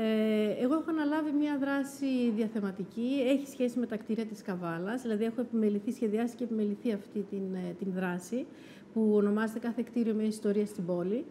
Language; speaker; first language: Greek; native; Greek